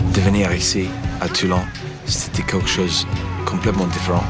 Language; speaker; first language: French; non-native, fluent; English